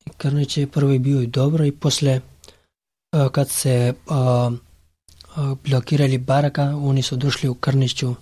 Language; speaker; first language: Serbian; non-native, learner; Pashto